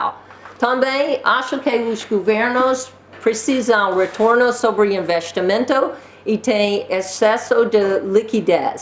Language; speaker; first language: Portuguese; non-native, learner; English